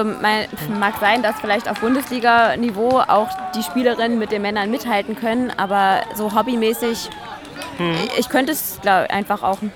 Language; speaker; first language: German; native; German